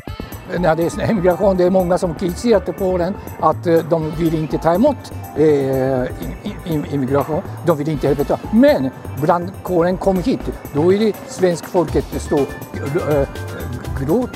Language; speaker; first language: Swedish; non-native, learner; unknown